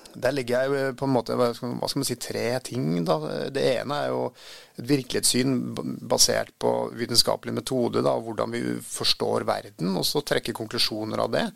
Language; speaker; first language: Norwegian; early bilingual, other home language; Swedish